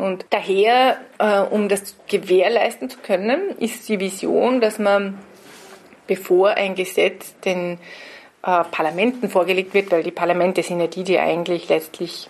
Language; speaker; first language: German; native; German